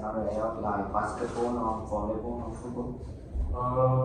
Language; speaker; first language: English; non-native, learner; Vietnamese